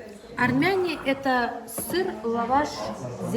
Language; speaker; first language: Russian; native; Russian